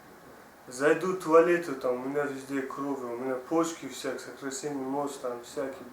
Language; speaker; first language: Russian; non-native, learner; Tajik